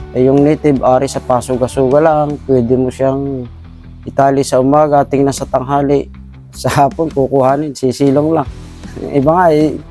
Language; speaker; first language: Filipino; native; Filipino